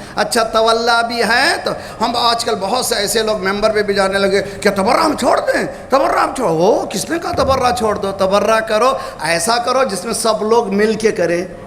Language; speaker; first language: Urdu; native; Urdu